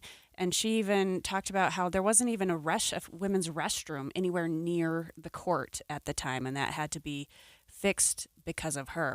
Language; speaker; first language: English; native; English